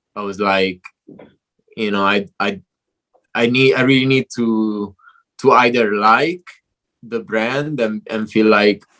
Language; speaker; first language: English; non-native, fluent; Italian